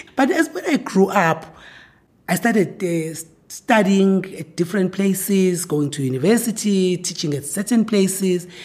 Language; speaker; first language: English; non-native, local second language; Zulu